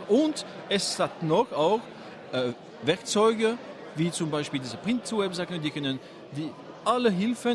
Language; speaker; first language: German; non-native, fluent; French